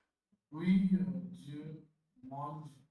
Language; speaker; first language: French; non-native, learner; Hindi